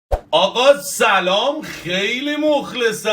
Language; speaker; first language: Persian; native; Persian